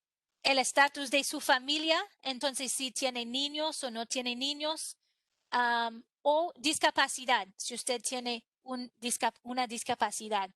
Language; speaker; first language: Spanish; non-native, fluent; English